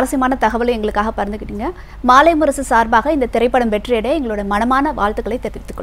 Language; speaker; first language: Tamil; native; Tamil